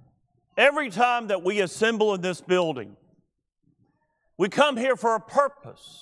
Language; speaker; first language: English; native; English